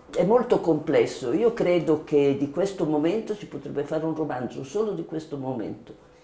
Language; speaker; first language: Italian; native; Italian